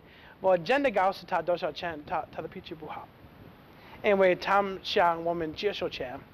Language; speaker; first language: Chinese; non-native, learner; English